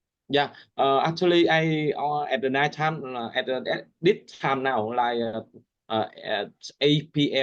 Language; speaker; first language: English; non-native, learner; Vietnamese